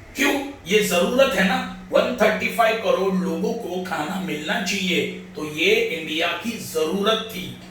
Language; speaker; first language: Hindi; non-native, local second language; Marathi